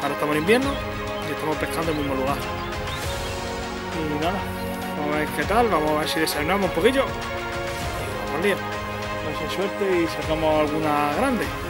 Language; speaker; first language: Spanish; native; Spanish